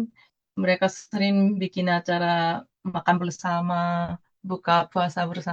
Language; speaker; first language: Indonesian; non-native, fluent; Japanese